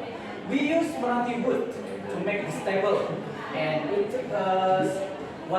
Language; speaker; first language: English; non-native, learner; Indonesian